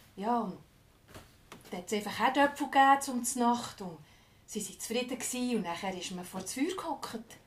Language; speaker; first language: German; non-native, fluent; English